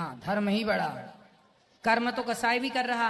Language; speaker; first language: Hindi; native; Hindi